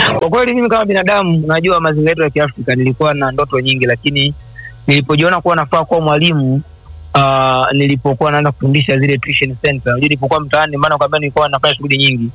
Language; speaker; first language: Swahili; native; Swahili